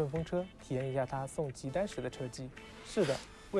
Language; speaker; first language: Chinese; native; Chinese